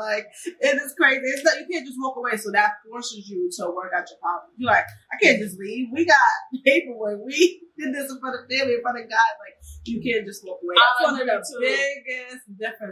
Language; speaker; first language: English; native; English